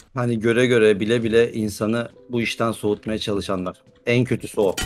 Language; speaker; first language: Turkish; native; Turkish